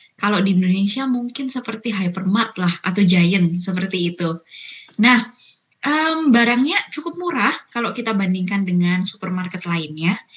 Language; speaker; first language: Indonesian; native; Indonesian